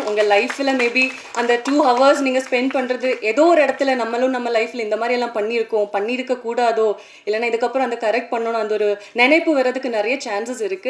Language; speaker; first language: Tamil; non-native, fluent; Malayalam